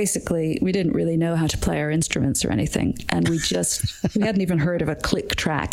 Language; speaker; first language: English; native; English